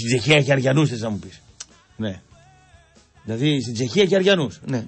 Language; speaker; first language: Greek; native; Greek